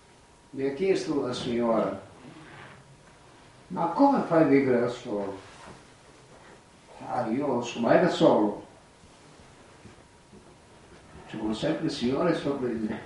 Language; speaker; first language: Italian; non-native, fluent; Croatian